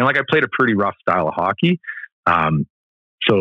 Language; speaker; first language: English; native; English